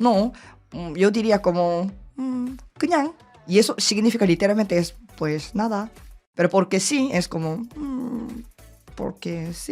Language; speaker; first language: Spanish; non-native, learner; Korean